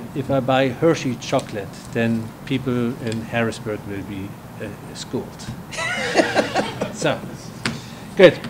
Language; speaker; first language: English; non-native, fluent; German